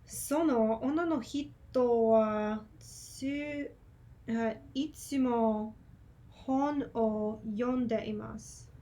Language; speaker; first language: Japanese; non-native, learner; English